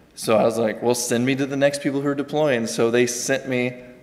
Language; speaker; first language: English; native; English